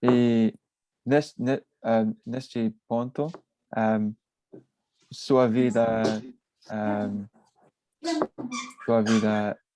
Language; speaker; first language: Portuguese; non-native, learner; English